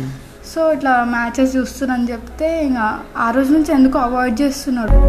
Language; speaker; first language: Telugu; native; Telugu